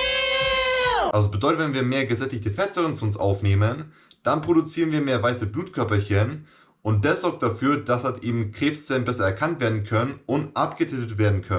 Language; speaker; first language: German; native; German